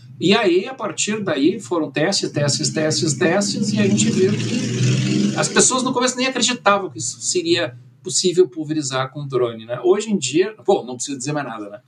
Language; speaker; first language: Portuguese; early bilingual, other home language; German